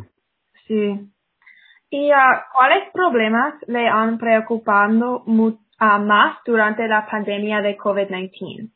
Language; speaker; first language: Spanish; non-native, fluent; English